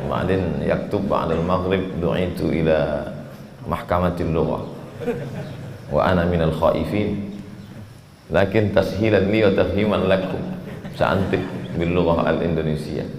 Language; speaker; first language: Arabic; non-native, fluent; Indonesian